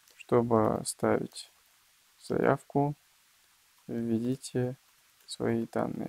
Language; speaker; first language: Russian; non-native, local second language; Kazakh